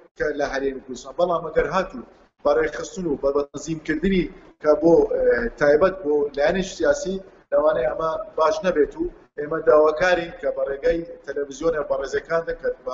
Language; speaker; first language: Central Kurdish; non-native, local second language; Turkish